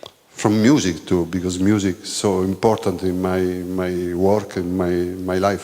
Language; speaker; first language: English; non-native, learner; Italian